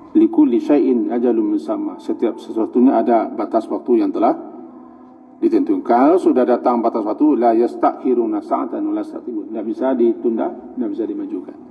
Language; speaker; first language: Malay; non-native, local second language; Minangkabau